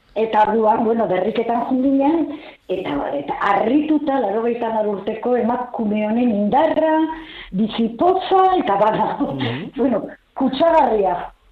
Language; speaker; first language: Basque; native; Basque